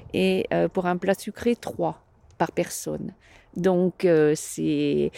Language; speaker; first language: French; native; French